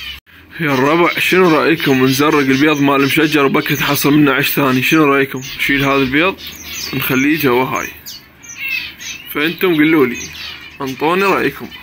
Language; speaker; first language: Arabic; native; Arabic